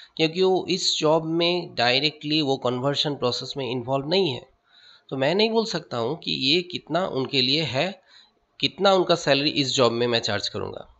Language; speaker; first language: Hindi; non-native, local second language; Bangla